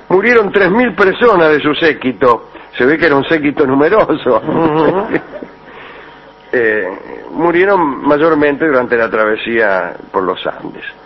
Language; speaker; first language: Spanish; native; Spanish